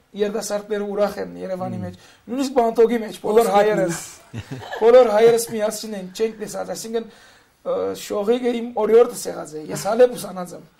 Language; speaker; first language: Armenian; early bilingual, heritage; Armenian